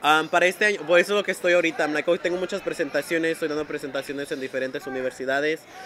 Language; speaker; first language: Spanish; early bilingual, heritage; Spanish